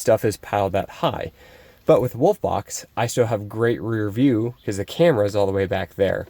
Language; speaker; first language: English; native; English